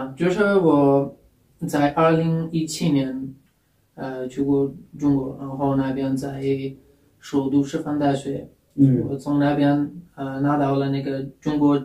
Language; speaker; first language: Chinese; non-native, fluent; Pashto